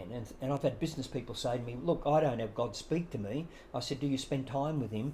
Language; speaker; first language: English; native; English